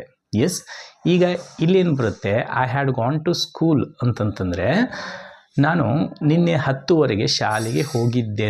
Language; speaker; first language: Kannada; native; Kannada